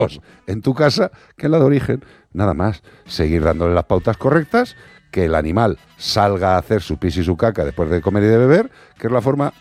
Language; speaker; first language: Spanish; native; Spanish